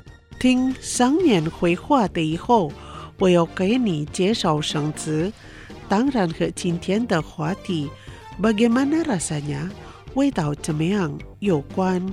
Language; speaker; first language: Chinese; non-native, fluent; Indonesian